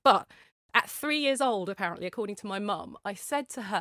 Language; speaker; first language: English; native; English